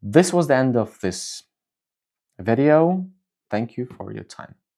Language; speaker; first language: English; non-native, fluent; Uzbek